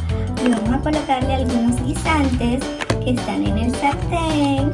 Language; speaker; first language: Spanish; native; Spanish